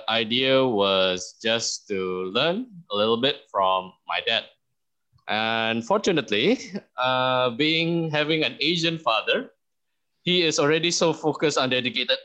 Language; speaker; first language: English; early bilingual, other home language; Indonesian